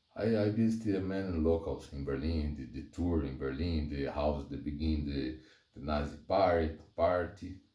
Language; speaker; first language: English; non-native, learner; Portuguese